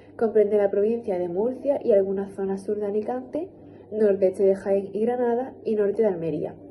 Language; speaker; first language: Spanish; native; Spanish